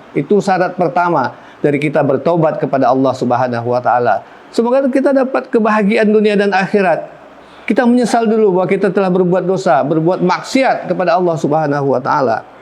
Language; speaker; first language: Malay; non-native, local second language; Minangkabau